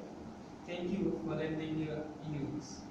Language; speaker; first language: English; non-native, learner; Malay